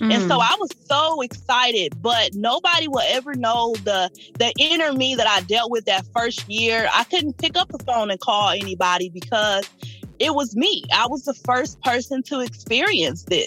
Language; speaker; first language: English; native; English